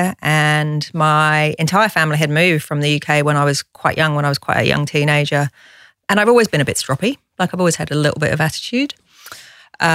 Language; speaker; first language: English; native; English